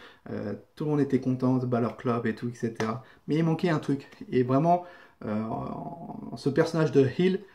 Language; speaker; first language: French; native; French